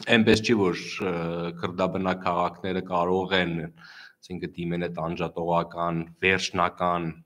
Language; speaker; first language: Armenian; native; Armenian